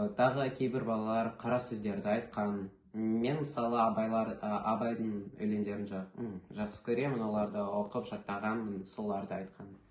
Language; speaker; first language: Kazakh; non-native, local second language; Russian